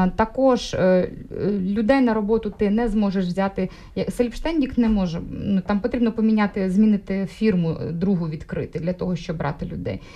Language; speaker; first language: Ukrainian; non-native, local second language; Russian